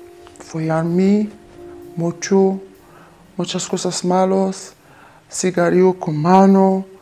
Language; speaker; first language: Spanish; non-native, learner; French